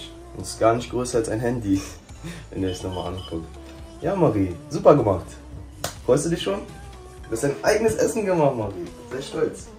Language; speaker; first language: German; native; German